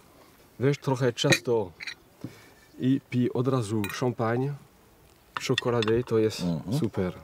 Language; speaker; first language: Polish; early bilingual, heritage; French